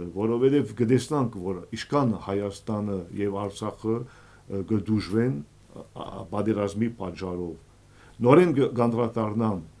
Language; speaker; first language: Armenian; early bilingual, heritage; Armenian